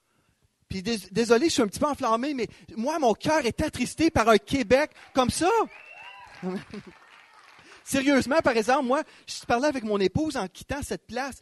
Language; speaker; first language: French; native; French